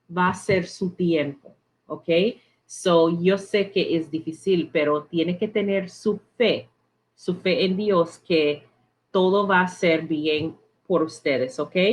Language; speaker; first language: Spanish; non-native, learner; English